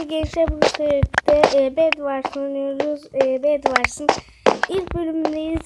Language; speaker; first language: Turkish; native; Turkish